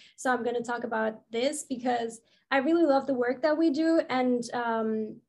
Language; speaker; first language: English; non-native, fluent; German